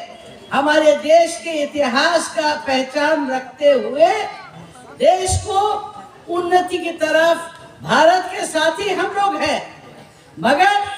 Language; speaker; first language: Hindi; non-native, local second language; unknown